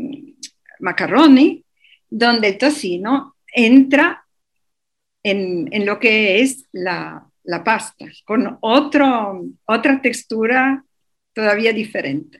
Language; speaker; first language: Spanish; non-native, fluent; Italian